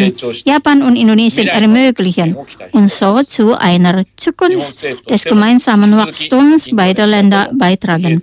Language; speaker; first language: German; non-native, fluent; Indonesian